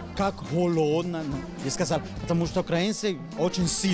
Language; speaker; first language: Ukrainian; non-native, learner; Spanish